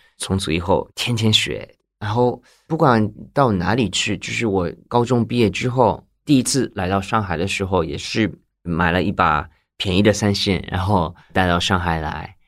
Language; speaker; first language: Chinese; non-native, fluent; Japanese